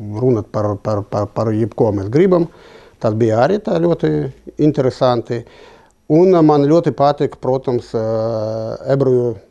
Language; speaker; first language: Latvian; non-native, local second language; Russian